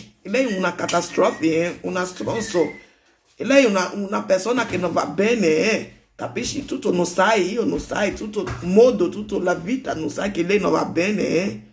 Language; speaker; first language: Italian; non-native, learner; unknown